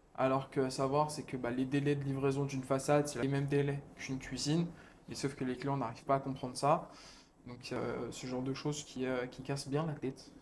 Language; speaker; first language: French; native; French